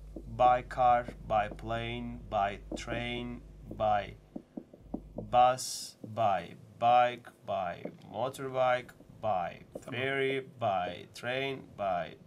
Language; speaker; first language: English; non-native, fluent; Turkish